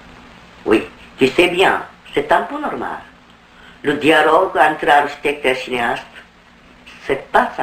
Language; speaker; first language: French; non-native, fluent; Korean